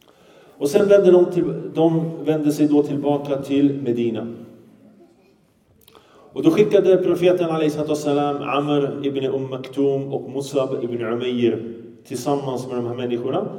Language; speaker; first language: Swedish; early bilingual, other home language; Arabic